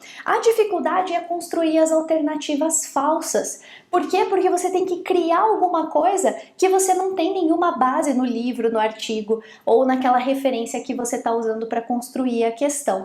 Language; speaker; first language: Portuguese; native; Portuguese